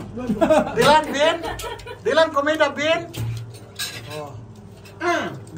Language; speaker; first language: Spanish; non-native, learner; Filipino